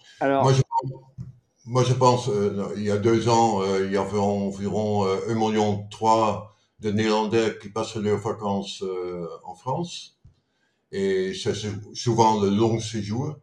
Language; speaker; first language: French; non-native, fluent; Dutch